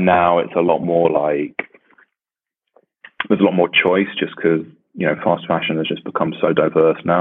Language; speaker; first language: English; native; English